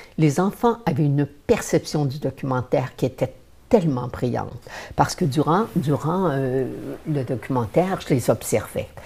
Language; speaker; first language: French; native; French